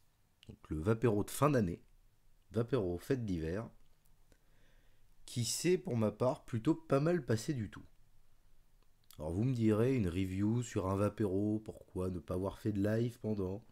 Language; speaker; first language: French; native; French